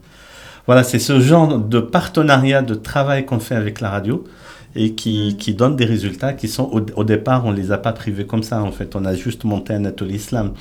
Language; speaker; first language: French; native; French